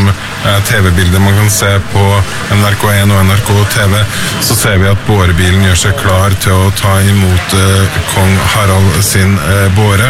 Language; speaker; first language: Norwegian; native; Norwegian